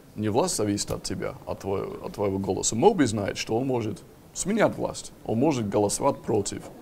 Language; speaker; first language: Russian; non-native, fluent; English